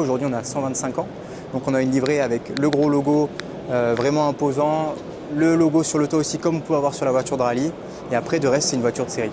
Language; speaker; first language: French; native; French